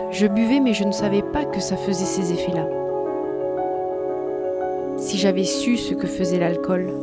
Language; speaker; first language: French; native; French